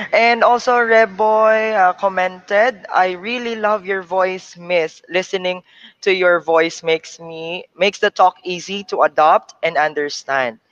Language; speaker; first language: English; non-native, local second language; Cebuano